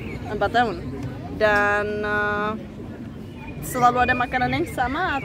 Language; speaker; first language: Indonesian; non-native, fluent; Czech